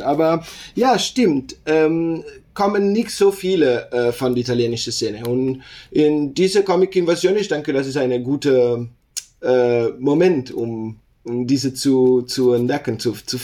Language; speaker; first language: German; non-native, learner; Italian